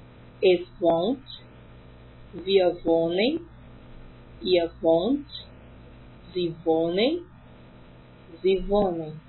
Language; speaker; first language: German; non-native, fluent; Portuguese